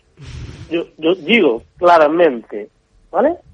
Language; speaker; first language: Spanish; non-native, learner; Bangla